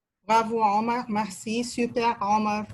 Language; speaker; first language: French; non-native, fluent; Arabic